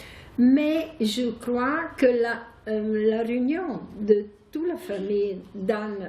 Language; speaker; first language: French; non-native, fluent; Italian